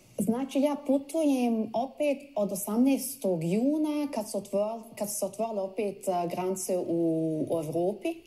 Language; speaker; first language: Croatian; early bilingual, heritage; Croatian